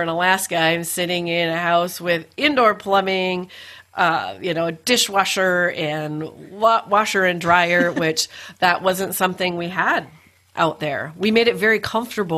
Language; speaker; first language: English; native; English